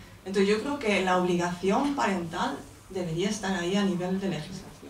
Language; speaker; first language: Spanish; native; Spanish